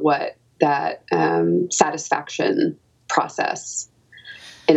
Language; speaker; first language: English; native; English